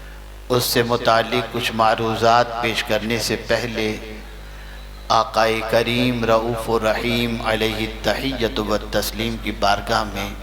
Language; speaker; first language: Urdu; native; Urdu